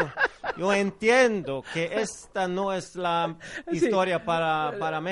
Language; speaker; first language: Spanish; non-native, fluent; Norwegian